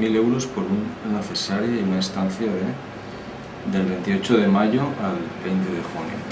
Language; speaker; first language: Spanish; native; Spanish